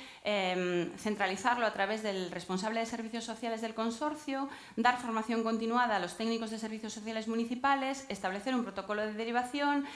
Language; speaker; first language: Spanish; native; Spanish